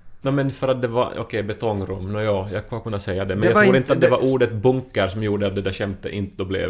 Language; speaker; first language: Swedish; native; Swedish